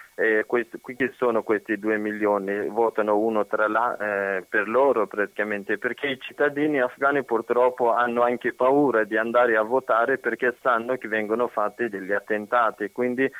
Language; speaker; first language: Italian; non-native, fluent; Persian